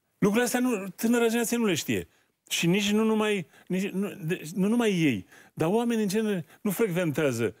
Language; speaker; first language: Romanian; native; Romanian